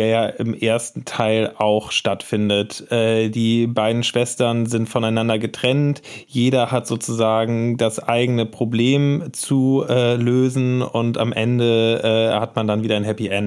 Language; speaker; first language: German; native; German